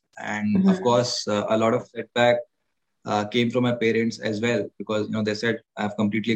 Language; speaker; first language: English; non-native, local second language; Hindi